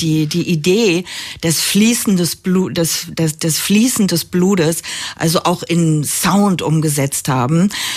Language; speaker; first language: German; native; German